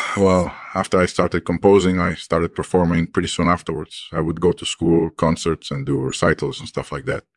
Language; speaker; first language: English; early bilingual, other home language; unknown